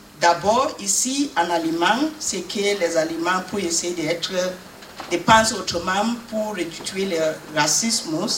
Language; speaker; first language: French; non-native, learner; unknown